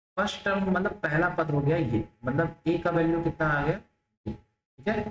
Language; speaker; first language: Hindi; native; Hindi